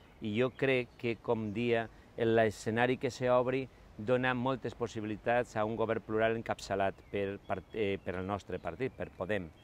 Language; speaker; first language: Catalan; non-native, local second language; Spanish